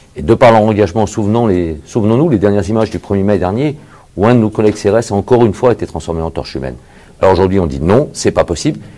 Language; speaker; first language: French; native; French